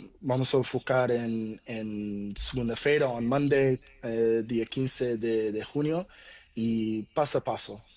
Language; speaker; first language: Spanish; non-native, learner; Portuguese